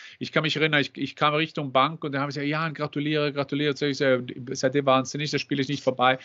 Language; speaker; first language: German; non-native, fluent; Norwegian